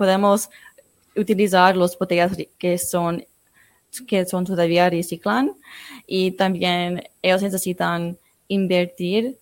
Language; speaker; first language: Spanish; non-native, fluent; English